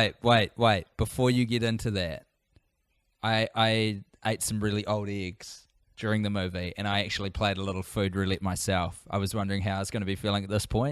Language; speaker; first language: English; native; English